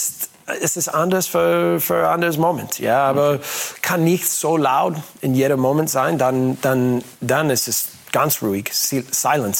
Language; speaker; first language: German; non-native, learner; English